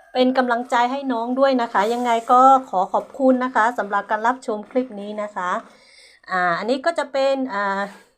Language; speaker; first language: Thai; non-native, local second language; Hmong